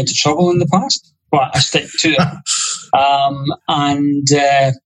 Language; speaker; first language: English; native; English